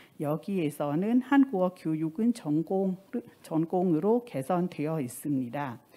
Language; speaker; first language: Korean; non-native, fluent; Thai